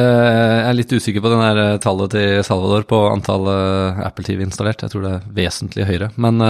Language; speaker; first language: Norwegian; native; Norwegian